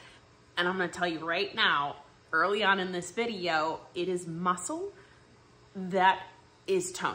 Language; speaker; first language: English; native; English